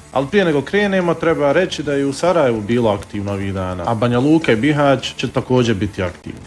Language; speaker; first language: Bosnian; native; Bosnian